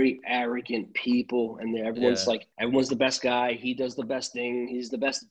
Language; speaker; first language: English; early bilingual, other home language; Italian